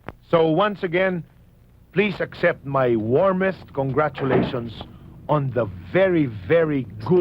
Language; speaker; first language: English; non-native, local second language; Filipino